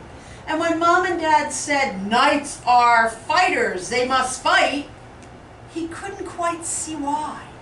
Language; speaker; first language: English; native; English